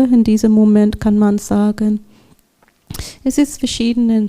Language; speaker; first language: German; non-native, learner; English